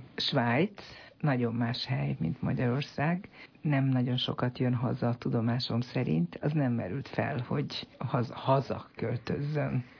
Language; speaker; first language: Hungarian; native; Hungarian